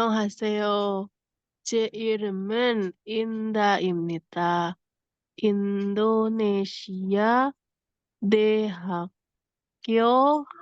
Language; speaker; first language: Korean; non-native, learner; Indonesian